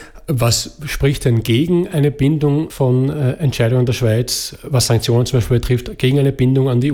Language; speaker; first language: German; native; German